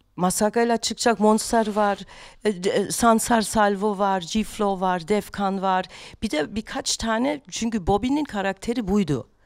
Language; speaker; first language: Turkish; non-native, fluent; German